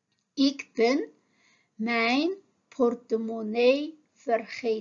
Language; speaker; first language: Dutch; non-native, fluent; Uyghur